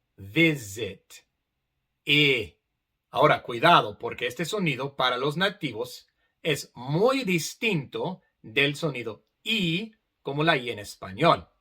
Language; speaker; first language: Spanish; non-native, fluent; English